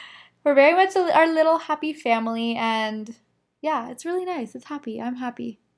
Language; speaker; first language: English; native; English